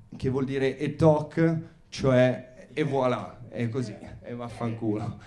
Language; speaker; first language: Italian; native; Italian